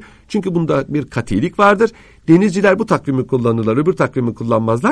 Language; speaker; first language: Turkish; native; Turkish